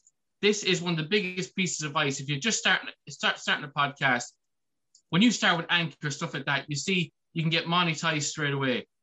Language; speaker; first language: English; native; English